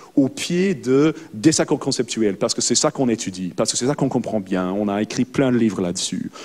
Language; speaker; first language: French; non-native, fluent; English